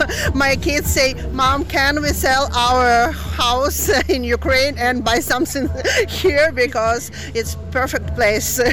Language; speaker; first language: English; non-native, learner; Ukrainian